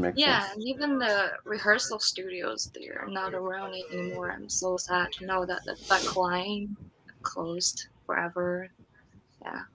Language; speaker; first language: English; non-native, fluent; Chinese